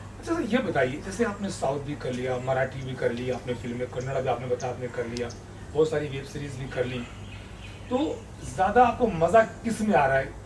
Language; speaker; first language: Hindi; native; Hindi